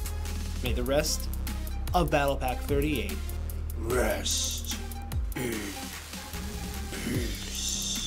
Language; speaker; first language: English; native; English